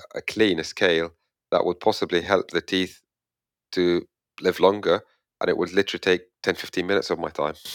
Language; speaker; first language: English; non-native, fluent; Arabic